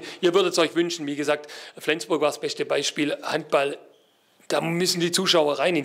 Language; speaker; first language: German; native; German